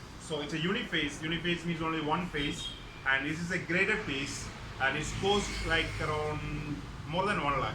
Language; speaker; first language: English; non-native, local second language; Malayalam